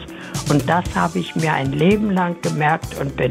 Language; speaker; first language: German; native; German